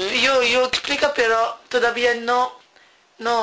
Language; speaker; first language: Spanish; non-native, learner; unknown